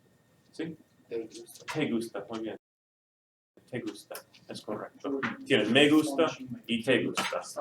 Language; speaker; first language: Spanish; non-native, fluent; English